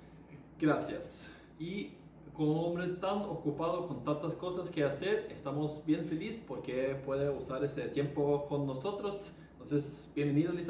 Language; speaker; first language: Spanish; non-native, fluent; Norwegian